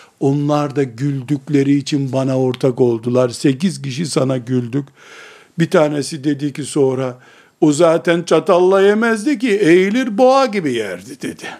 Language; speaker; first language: Turkish; native; Turkish